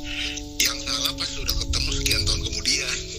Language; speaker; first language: Indonesian; native; Indonesian